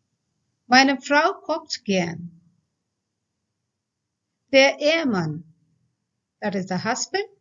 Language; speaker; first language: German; non-native, fluent; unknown